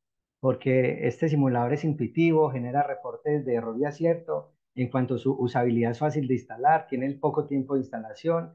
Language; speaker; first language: Spanish; native; Spanish